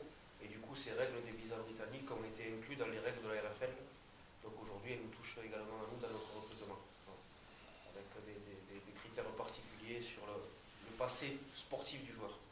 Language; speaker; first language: French; native; French